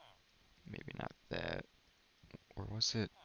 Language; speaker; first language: English; native; English